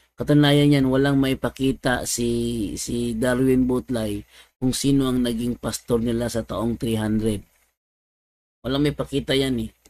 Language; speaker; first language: Filipino; non-native, local second language; Cebuano